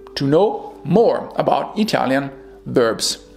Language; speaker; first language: English; non-native, fluent; Italian